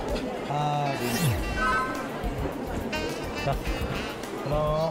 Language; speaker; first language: Korean; native; Korean